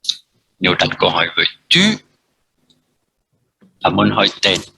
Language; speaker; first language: Vietnamese; non-native, fluent; French